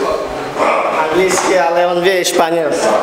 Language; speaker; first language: Polish; non-native, learner; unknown